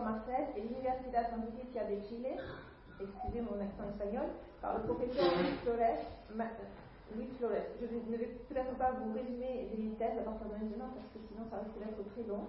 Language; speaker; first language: French; non-native, fluent; Spanish